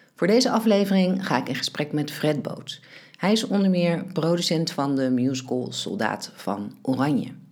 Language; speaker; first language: Dutch; native; Dutch